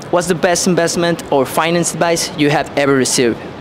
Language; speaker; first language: English; non-native, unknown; Spanish